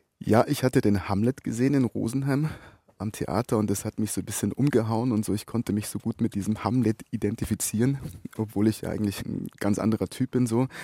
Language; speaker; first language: German; native; German